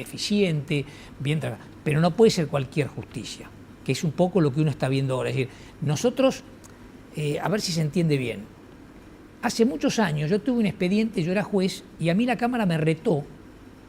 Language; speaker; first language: Spanish; native; Spanish